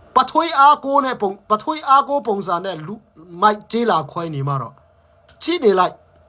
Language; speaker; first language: Burmese; non-native, local second language; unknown